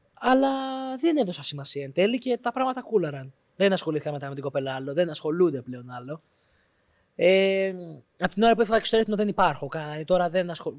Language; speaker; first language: Greek; native; Greek